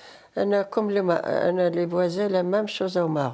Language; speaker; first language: French; non-native, learner; Arabic